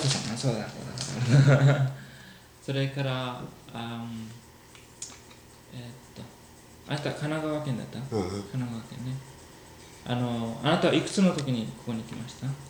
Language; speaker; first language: Japanese; early bilingual, heritage; Japanese